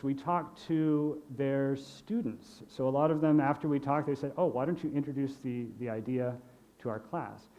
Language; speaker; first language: English; native; English